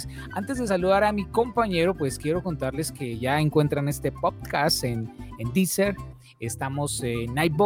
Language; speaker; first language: Spanish; native; Spanish